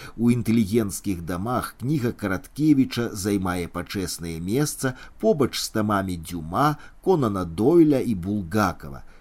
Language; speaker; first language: Belarusian; native; Belarusian